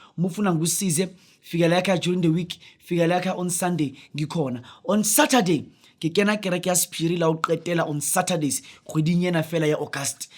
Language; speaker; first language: Zulu; non-native, local second language; Northern Sotho